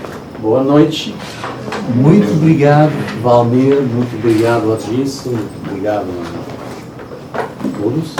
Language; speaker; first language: Portuguese; non-native, learner; Italian